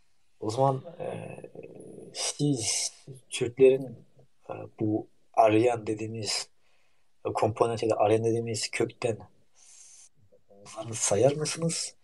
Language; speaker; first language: Turkish; early bilingual, heritage; Turkish